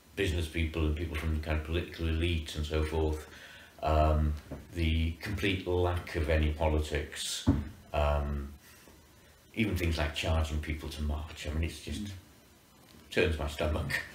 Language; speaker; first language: English; native; English